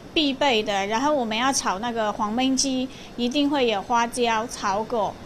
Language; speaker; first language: Chinese; native; Chinese